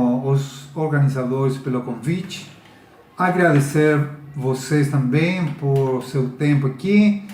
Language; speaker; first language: Portuguese; non-native, learner; Spanish